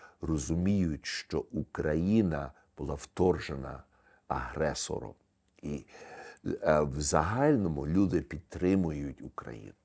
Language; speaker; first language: Ukrainian; early bilingual, heritage; Ukrainian